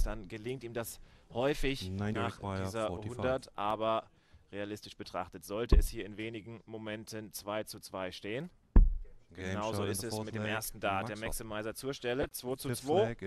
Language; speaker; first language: German; native; German